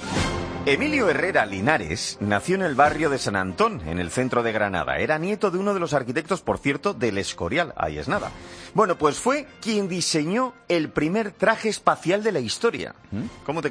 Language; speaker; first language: Spanish; native; Spanish